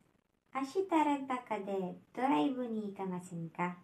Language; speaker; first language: Japanese; non-native, learner; Filipino